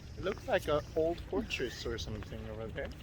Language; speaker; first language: English; non-native, fluent; Korean